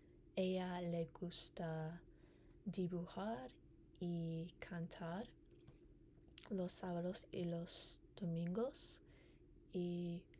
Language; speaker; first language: Spanish; non-native, learner; English